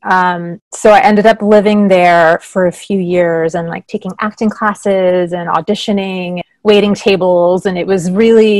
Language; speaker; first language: English; native; English